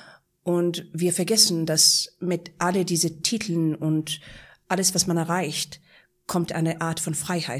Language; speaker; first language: German; non-native, fluent; Persian